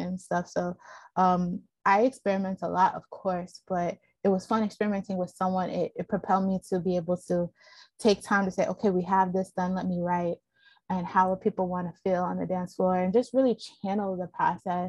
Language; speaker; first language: English; native; English